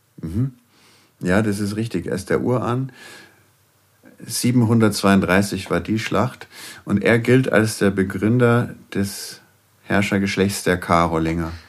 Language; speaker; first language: German; native; German